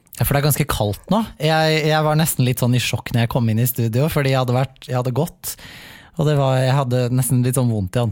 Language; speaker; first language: Norwegian; native; Norwegian